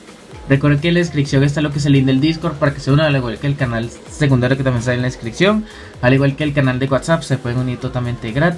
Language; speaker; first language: Spanish; native; Spanish